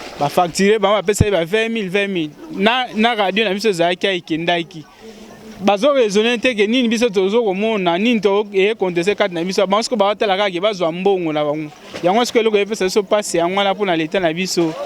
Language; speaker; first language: Lingala; native; Lingala